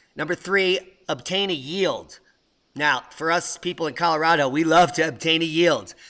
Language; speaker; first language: English; native; English